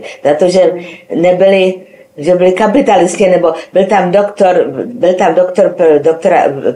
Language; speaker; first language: Czech; non-native, local second language; Slovak